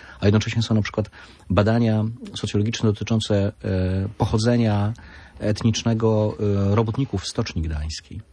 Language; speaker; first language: Polish; native; Polish